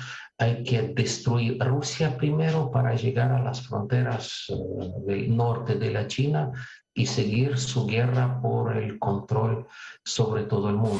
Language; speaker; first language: Spanish; non-native, fluent; Russian